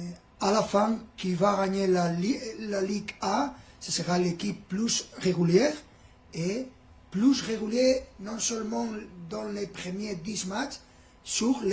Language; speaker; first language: French; non-native, fluent; Spanish